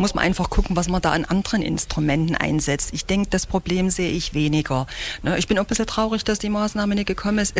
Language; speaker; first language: German; native; German